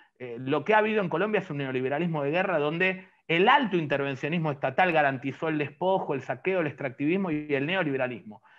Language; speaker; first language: Spanish; native; Spanish